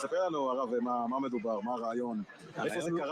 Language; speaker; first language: Hebrew; native; Hebrew